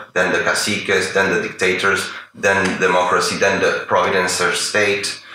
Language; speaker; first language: English; non-native, fluent; Spanish